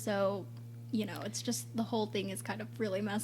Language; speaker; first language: English; native; English